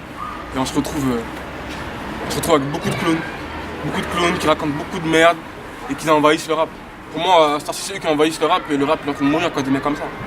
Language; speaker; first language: French; native; French